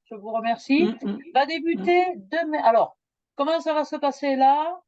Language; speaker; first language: French; native; French